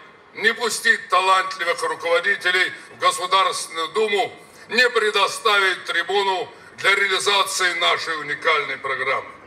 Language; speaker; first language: Russian; native; Russian